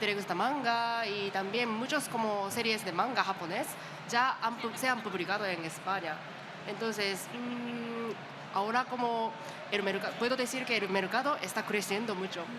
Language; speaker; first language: Spanish; non-native, learner; Japanese